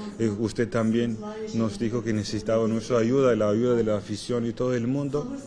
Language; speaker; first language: Spanish; non-native, fluent; Turkish